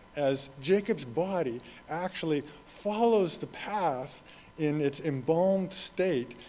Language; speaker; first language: English; native; English